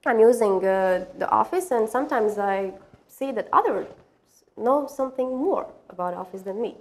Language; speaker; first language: English; non-native, fluent; Latvian